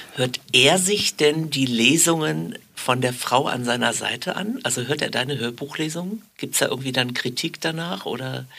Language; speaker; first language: German; native; German